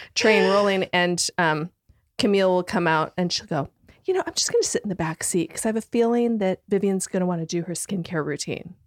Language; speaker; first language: English; native; English